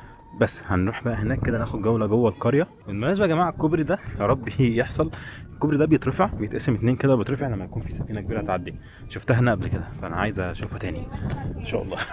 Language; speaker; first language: Arabic; native; Arabic